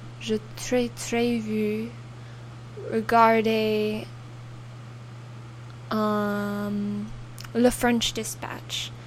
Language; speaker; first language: French; non-native, learner; English